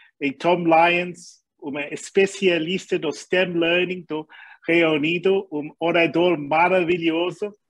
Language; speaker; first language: Portuguese; non-native, learner; English